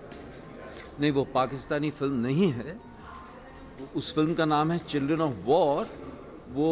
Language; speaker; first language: Hindi; native; Hindi